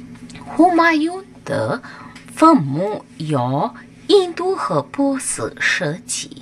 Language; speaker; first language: Chinese; non-native, fluent; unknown